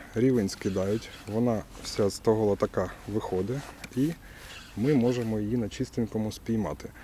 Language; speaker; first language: Ukrainian; non-native, local second language; Russian